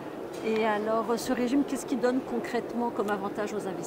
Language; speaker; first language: French; non-native, fluent; Portuguese